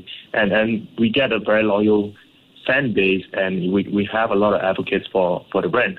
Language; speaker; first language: English; non-native, local second language; Cantonese